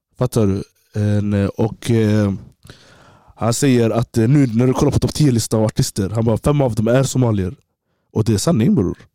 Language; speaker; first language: Swedish; early bilingual, other home language; Somali